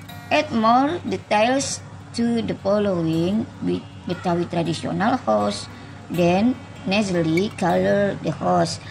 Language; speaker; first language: English; non-native, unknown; Indonesian